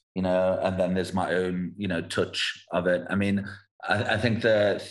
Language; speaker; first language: English; native; English